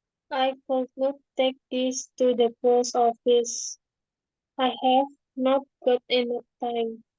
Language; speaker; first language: English; non-native, learner; Indonesian